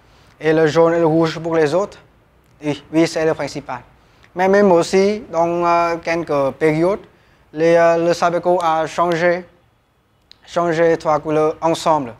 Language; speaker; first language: French; non-native, learner; Vietnamese